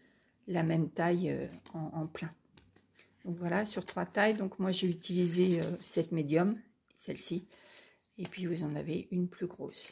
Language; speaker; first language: French; native; French